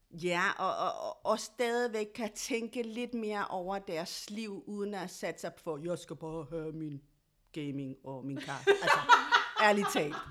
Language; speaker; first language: Danish; early bilingual, other home language; Spanish